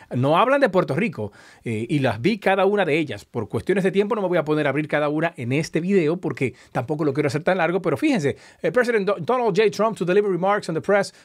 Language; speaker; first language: Spanish; native; Spanish